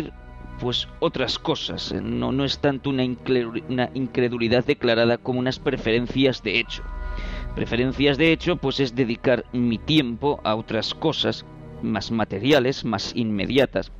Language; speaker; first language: Spanish; native; Spanish